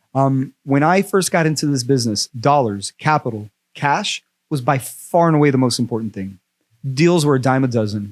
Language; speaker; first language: English; native; English